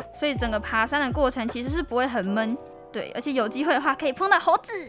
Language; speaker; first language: Chinese; native; Chinese